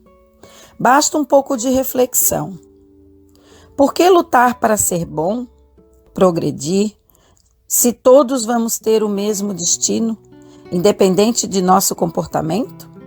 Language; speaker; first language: Portuguese; native; Portuguese